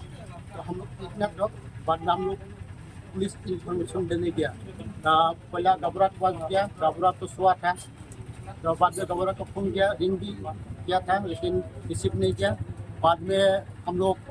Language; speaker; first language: Hindi; non-native, local second language; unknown